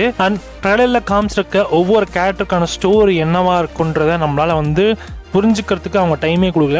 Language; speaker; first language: Tamil; native; Tamil